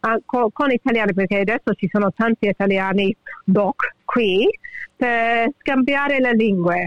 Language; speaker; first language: Italian; early bilingual, heritage; English